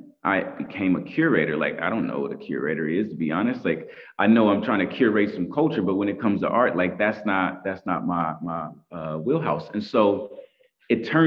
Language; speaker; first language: English; native; English